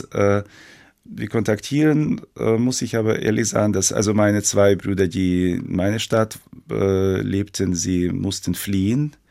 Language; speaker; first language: German; non-native, fluent; Ukrainian